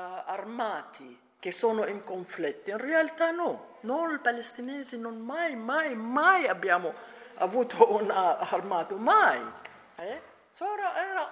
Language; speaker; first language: Italian; non-native, learner; Arabic